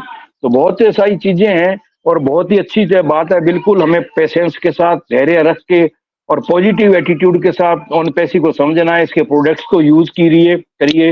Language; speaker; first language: Hindi; native; Hindi